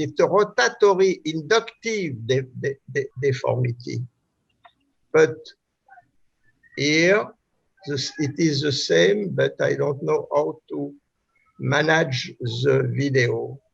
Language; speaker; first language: English; non-native, fluent; French